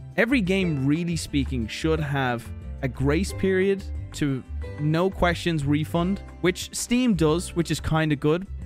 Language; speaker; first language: English; native; English